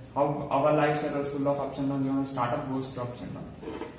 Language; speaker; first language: English; non-native, local second language; Kannada